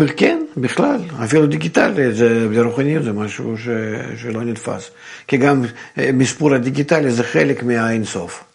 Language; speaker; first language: Hebrew; non-native, fluent; Russian